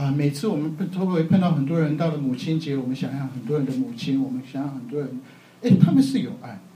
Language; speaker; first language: Chinese; native; Chinese